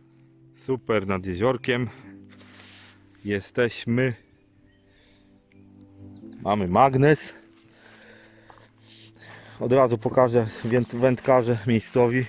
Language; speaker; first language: Polish; native; Polish